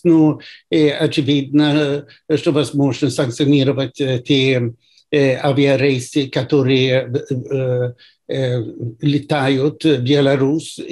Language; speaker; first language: Russian; non-native, fluent; Swedish